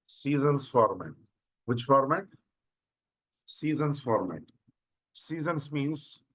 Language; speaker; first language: English; non-native, local second language; Telugu